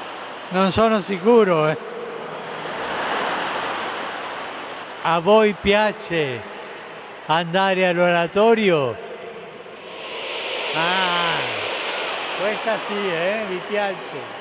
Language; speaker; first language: Italian; non-native, fluent; Spanish